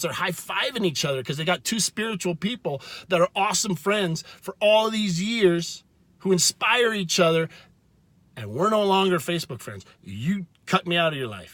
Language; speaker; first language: English; native; English